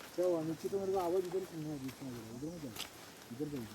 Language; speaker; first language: Hindi; non-native, local second language; Marathi